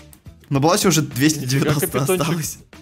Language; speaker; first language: Russian; native; Russian